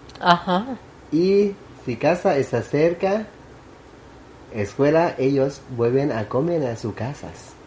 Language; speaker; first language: Spanish; non-native, learner; Thai